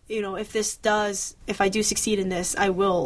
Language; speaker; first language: English; early bilingual, other home language; Chinese